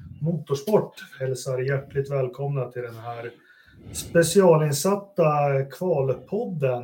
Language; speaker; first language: Swedish; native; Swedish